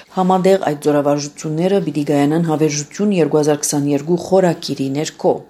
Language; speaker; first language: Armenian; early bilingual, heritage; Armenian